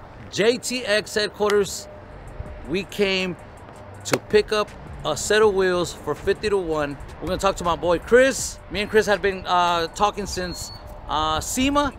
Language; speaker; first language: English; early bilingual, other home language; Spanish